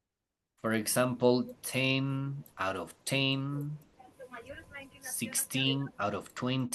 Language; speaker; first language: English; non-native, fluent; Spanish